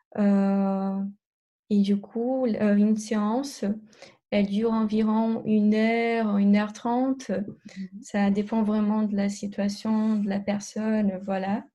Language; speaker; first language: French; non-native, fluent; Portuguese